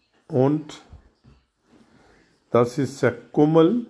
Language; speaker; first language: German; non-native, learner; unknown